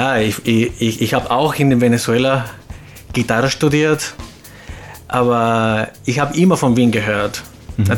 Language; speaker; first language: German; non-native, fluent; Spanish